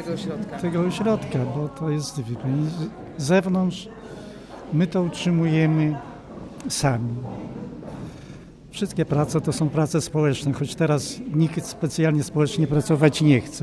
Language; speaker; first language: Polish; non-native, local second language; Ukrainian